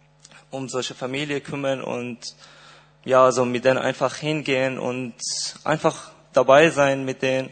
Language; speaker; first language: German; non-native, fluent; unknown